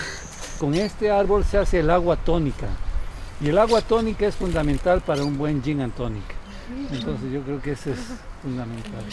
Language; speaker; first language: Spanish; native; Spanish